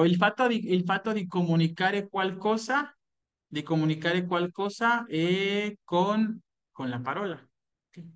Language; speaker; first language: Italian; non-native, fluent; Spanish